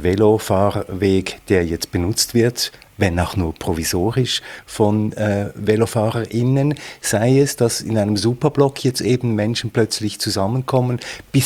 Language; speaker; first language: German; native; German